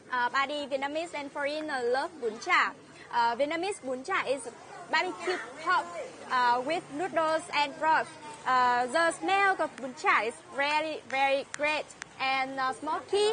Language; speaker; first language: English; non-native, learner; Vietnamese